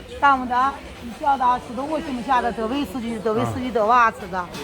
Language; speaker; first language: Russian; non-native, learner; Chinese